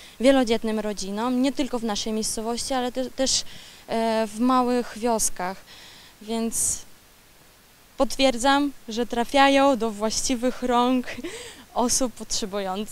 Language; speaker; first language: Polish; early bilingual, heritage; Polish